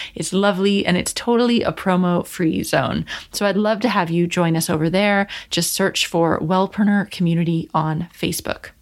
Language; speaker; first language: English; native; English